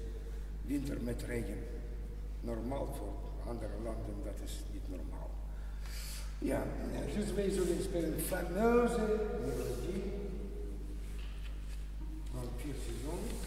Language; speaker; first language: Dutch; non-native, learner; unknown